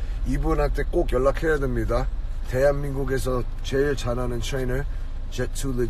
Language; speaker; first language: Korean; early bilingual, heritage; Korean